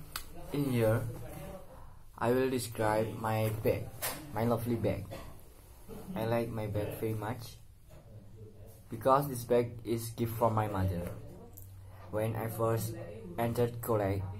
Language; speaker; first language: English; non-native, learner; Indonesian